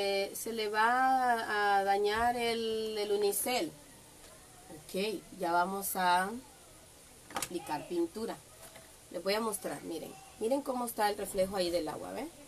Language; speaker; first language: Spanish; native; Spanish